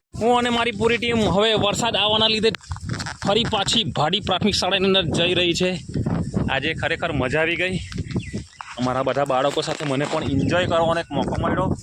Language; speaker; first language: Gujarati; non-native, local second language; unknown